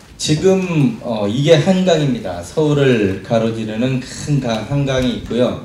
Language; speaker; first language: Korean; native; Korean